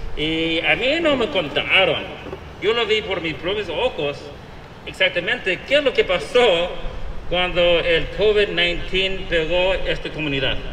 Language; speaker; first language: Spanish; early bilingual, heritage; Spanish